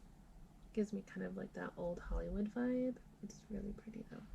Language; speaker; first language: English; native; English